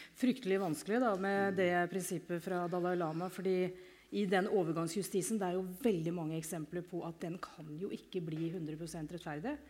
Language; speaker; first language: Norwegian; native; Norwegian